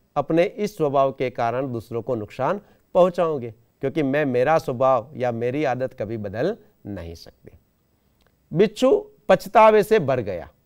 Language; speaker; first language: Hindi; non-native, local second language; Gujarati